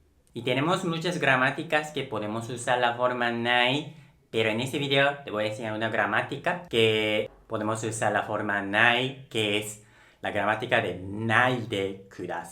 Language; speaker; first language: Spanish; non-native, local second language; Japanese